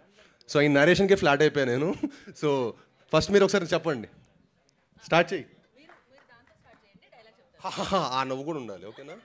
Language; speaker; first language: Telugu; native; Telugu